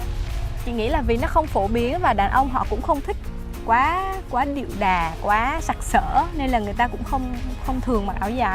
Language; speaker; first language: Vietnamese; native; Vietnamese